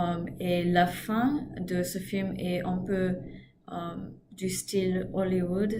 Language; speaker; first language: French; non-native, learner; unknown